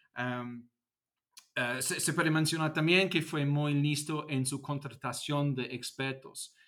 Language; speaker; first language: Spanish; non-native, fluent; English